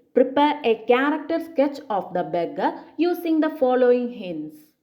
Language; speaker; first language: English; non-native, local second language; Malayalam